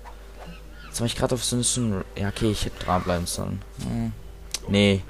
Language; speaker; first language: German; native; German